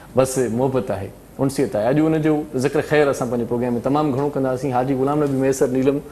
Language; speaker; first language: Sindhi; native; Sindhi